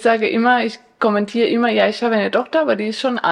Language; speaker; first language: German; non-native, fluent; Spanish